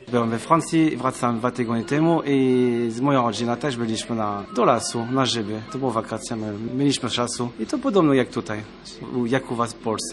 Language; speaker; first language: Polish; non-native, learner; French